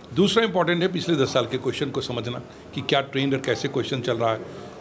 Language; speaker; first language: Hindi; native; Hindi